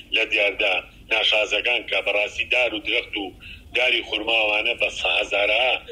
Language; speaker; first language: Central Kurdish; native; Central Kurdish